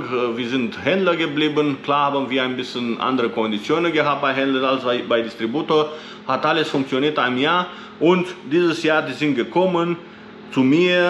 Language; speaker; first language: German; non-native, fluent; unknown